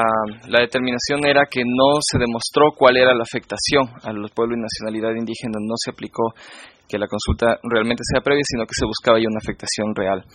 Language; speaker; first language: Spanish; native; Spanish